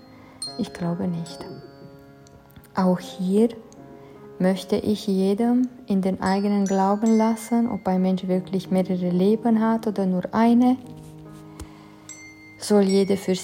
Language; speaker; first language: German; non-native, fluent; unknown